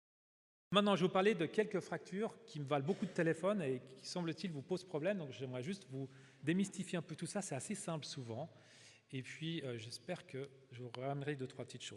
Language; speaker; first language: French; native; French